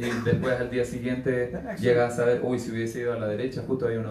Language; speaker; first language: Spanish; native; Spanish